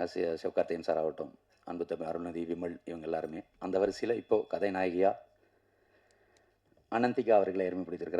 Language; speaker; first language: Tamil; native; Tamil